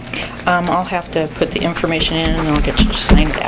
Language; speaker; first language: English; native; English